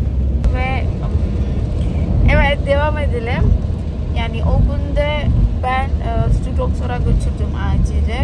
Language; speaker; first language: Turkish; non-native, learner; Indonesian